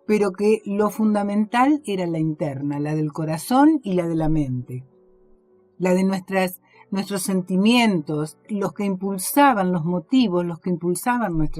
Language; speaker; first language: Spanish; native; Spanish